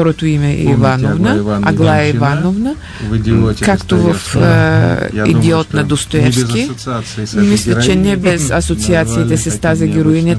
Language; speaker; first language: Bulgarian; non-native, fluent; Russian